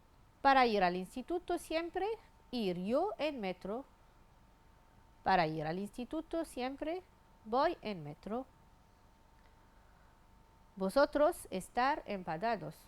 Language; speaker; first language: Spanish; non-native, fluent; Arabic